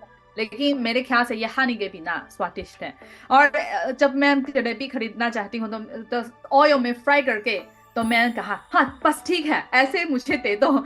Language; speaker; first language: Hindi; non-native, learner; Chinese